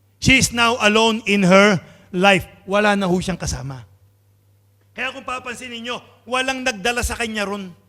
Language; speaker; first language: Filipino; non-native, local second language; Pampanga